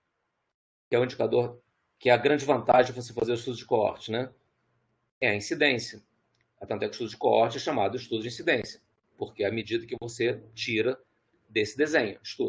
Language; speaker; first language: Portuguese; native; Portuguese